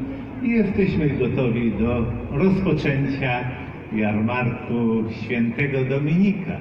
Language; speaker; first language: Polish; native; Polish